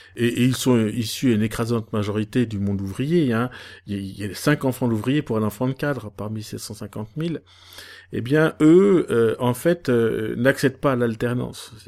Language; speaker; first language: French; native; French